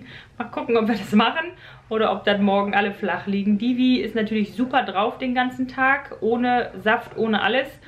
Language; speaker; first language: German; native; German